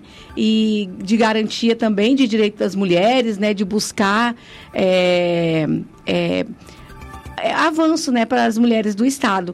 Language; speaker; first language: Portuguese; native; Portuguese